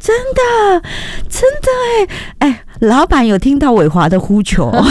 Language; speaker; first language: Chinese; native; Chinese